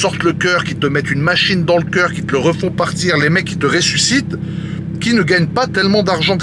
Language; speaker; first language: French; native; French